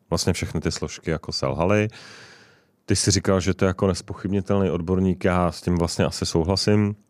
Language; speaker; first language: Czech; native; Czech